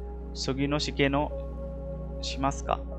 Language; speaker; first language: Japanese; non-native, fluent; Hindi